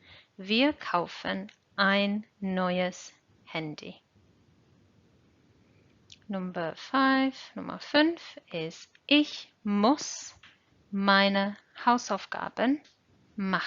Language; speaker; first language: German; non-native, fluent; English